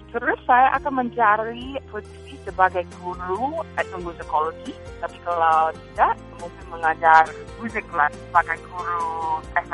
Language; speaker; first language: Indonesian; non-native, fluent; English